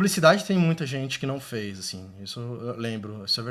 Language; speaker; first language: Portuguese; native; Portuguese